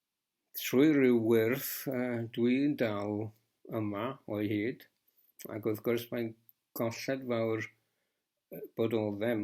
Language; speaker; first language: Welsh; native; Welsh